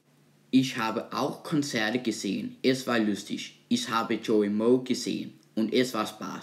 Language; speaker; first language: German; non-native, learner; Danish